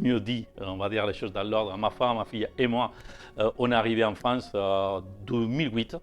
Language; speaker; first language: French; native; French